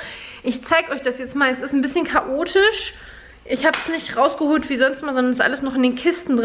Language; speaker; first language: German; native; German